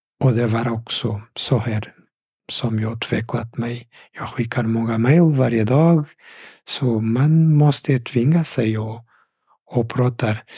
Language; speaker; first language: Swedish; non-native, fluent; Portuguese